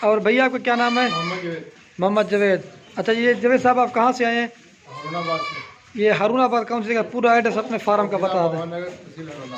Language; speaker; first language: Hindi; non-native, local second language; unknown